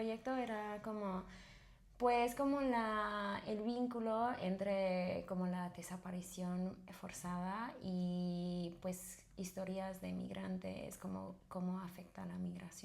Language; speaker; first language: Spanish; non-native, fluent; English